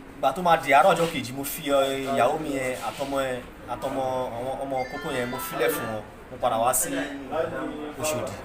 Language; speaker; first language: Yoruba; non-native, local second language; Igbo